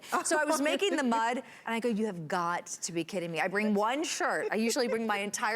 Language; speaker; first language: English; native; English